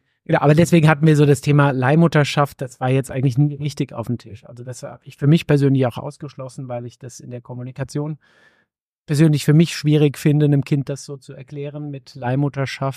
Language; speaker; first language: German; native; German